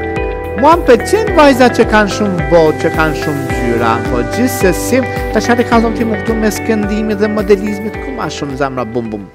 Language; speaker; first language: Albanian; native; Albanian